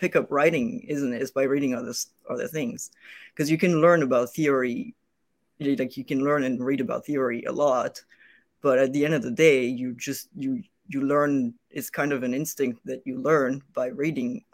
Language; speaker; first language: English; non-native, fluent; French